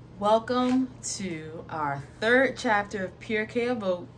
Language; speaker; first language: English; native; English